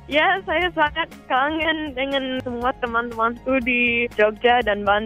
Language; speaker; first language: Indonesian; non-native, fluent; English